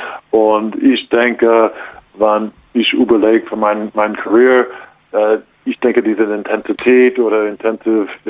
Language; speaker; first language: German; non-native, learner; English